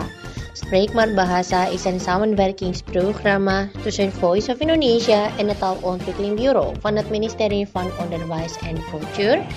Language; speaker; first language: Dutch; non-native, learner; Indonesian